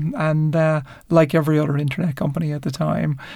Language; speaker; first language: English; native; English